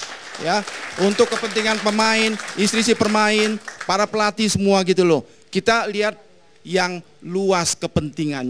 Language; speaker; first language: Indonesian; native; Indonesian